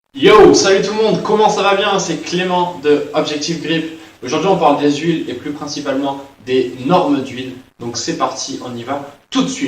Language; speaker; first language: French; native; French